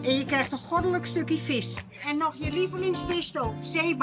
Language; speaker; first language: Dutch; native; Dutch